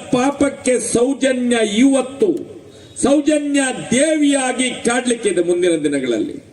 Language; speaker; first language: Kannada; non-native, local second language; Tulu